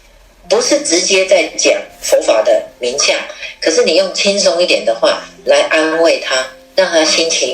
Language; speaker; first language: Chinese; native; Chinese